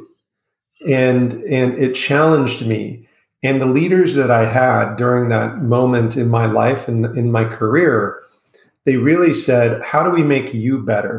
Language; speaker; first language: English; native; English